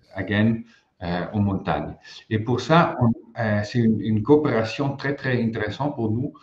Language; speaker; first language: French; non-native, fluent; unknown